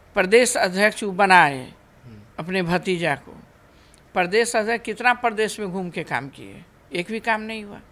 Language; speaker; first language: Hindi; native; Hindi